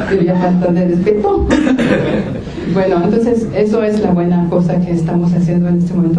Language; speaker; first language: Spanish; non-native, fluent; French